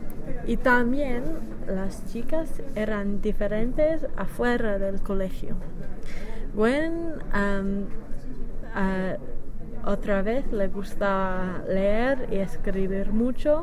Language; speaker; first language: Spanish; non-native, learner; English